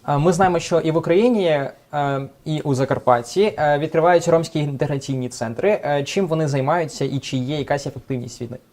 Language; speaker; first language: Ukrainian; native; Ukrainian